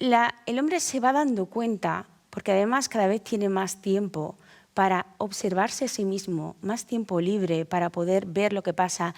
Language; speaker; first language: Spanish; native; Spanish